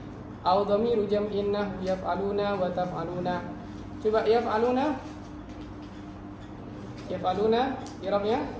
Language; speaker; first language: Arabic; non-native, fluent; Indonesian